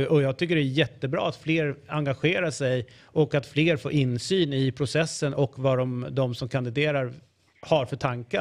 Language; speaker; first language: Swedish; native; Swedish